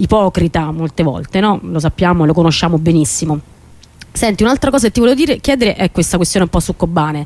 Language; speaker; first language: Italian; native; Italian